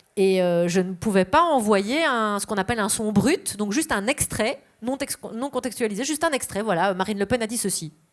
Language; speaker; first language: French; native; French